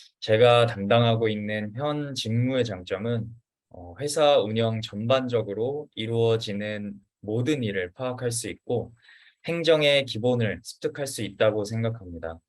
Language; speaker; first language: Korean; native; Korean